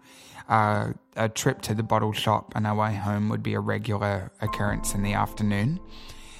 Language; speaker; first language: English; native; English